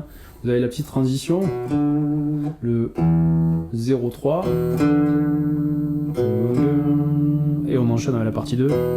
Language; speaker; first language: French; native; French